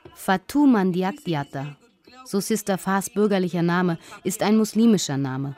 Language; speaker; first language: German; non-native, local second language; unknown